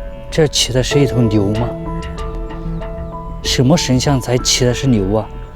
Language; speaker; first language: Chinese; native; Chinese